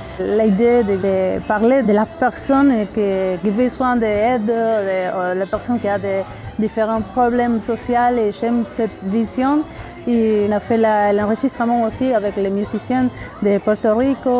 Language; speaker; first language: French; non-native, learner; Spanish